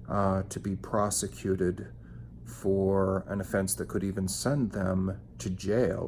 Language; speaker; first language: English; native; English